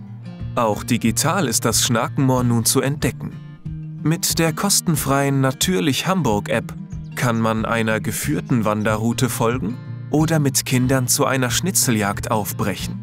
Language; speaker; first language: German; native; German